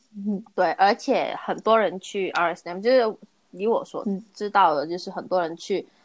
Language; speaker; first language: Chinese; non-native, local second language; Cantonese